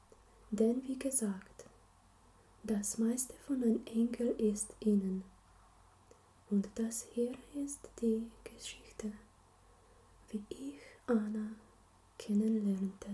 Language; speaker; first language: German; non-native, learner; Slovenian